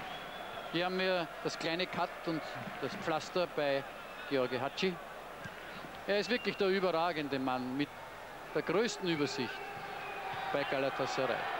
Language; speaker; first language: German; native; German